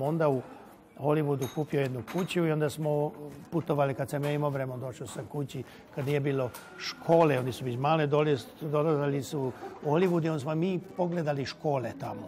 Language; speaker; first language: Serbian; non-native, local second language; Hungarian